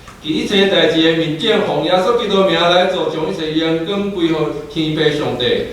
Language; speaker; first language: Chinese; native; Chinese